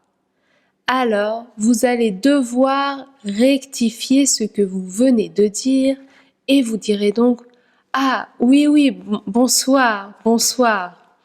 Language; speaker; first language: French; native; French